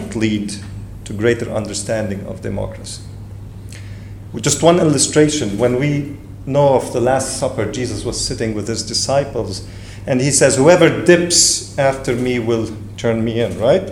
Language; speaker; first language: English; non-native, fluent; Arabic